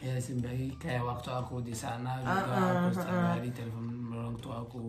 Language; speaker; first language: Indonesian; non-native, learner; Arabic